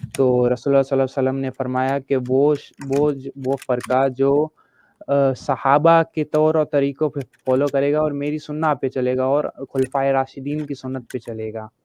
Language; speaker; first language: Urdu; native; Urdu